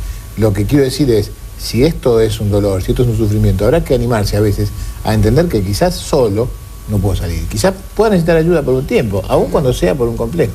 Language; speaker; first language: Spanish; native; Spanish